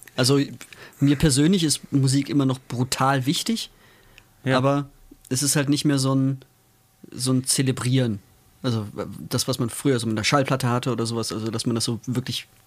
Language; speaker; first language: German; native; German